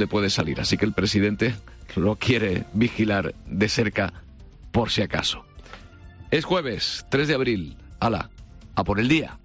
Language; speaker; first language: Spanish; native; Spanish